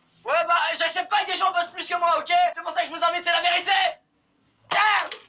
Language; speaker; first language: French; native; French